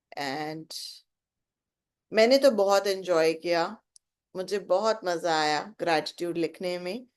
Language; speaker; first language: Hindi; native; Hindi